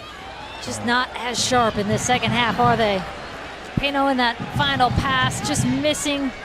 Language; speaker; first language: English; native; English